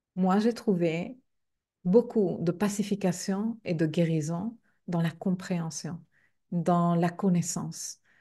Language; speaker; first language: French; non-native, fluent; Spanish